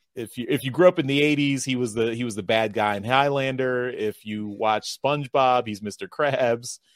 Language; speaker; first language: English; native; English